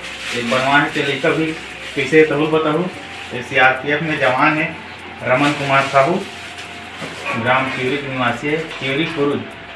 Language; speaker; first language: Hindi; non-native, local second language; Chhattisgarhi